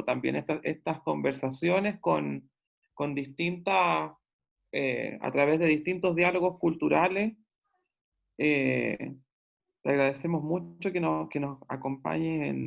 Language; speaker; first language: Spanish; native; Spanish